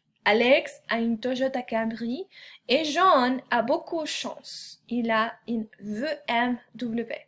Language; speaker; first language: French; non-native, fluent; Spanish